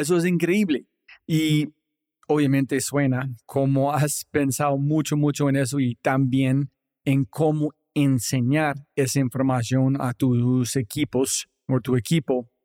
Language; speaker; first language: Spanish; non-native, fluent; English